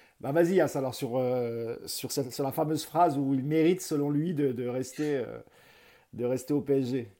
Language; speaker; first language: French; native; French